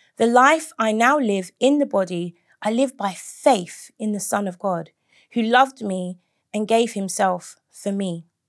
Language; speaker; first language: English; native; English